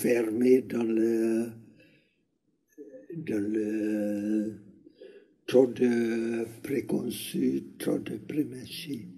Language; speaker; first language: French; non-native, learner; Hungarian